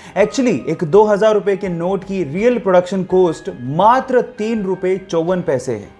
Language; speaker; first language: Hindi; native; Hindi